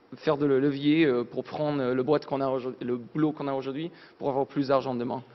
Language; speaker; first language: French; non-native, fluent; English